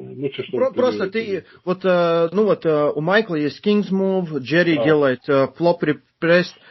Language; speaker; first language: Russian; non-native, fluent; Turkish